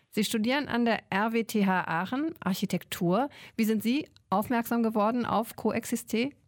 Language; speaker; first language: German; native; German